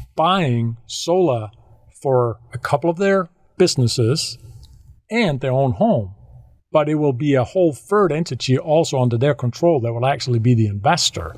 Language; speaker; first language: English; non-native, fluent; Danish